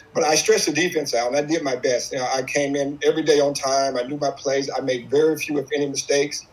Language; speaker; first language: English; native; English